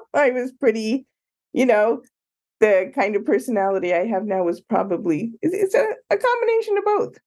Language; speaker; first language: English; native; English